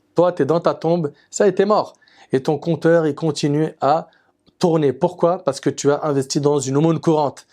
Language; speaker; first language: French; native; French